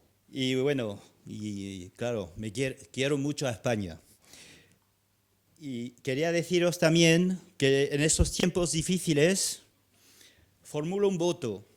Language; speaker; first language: Spanish; non-native, fluent; French